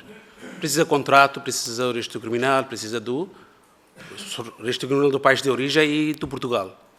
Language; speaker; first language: Portuguese; non-native, learner; Bangla